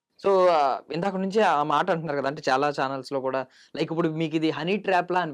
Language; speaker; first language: Telugu; native; Telugu